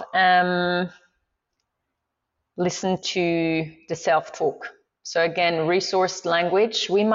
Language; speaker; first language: English; non-native, fluent; Swiss German